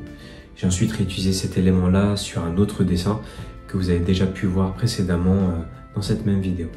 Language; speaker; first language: French; native; French